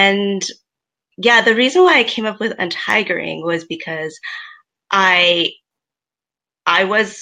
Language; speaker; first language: English; native; English